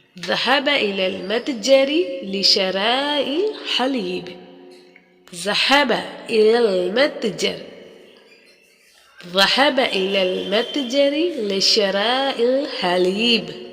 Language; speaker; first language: Arabic; non-native, fluent; Urdu